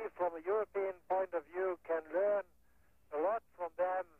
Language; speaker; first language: English; non-native, fluent; German